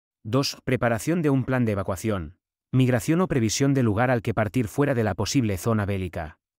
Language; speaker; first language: Spanish; native; Spanish